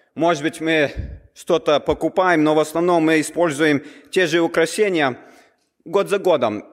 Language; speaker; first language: Russian; early bilingual, heritage; Russian